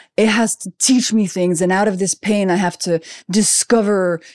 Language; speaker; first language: English; non-native, fluent; French